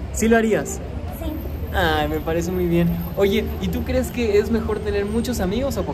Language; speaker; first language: Spanish; native; Spanish